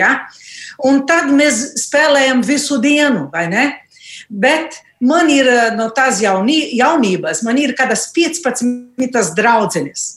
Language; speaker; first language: Latvian; non-native, learner; Portuguese